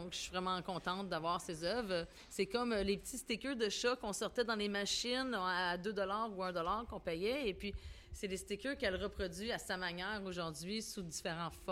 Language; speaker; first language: French; native; French